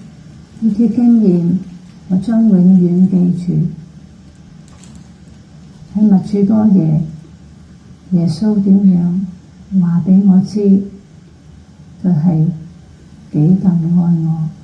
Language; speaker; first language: Cantonese; native; Cantonese